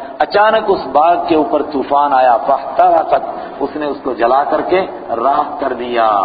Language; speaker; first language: Urdu; non-native, local second language; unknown